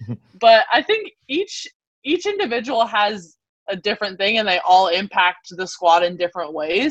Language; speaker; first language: English; native; English